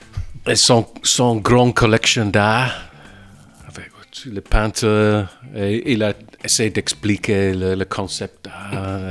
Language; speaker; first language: French; non-native, fluent; English